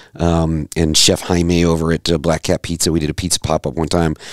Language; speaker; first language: English; native; English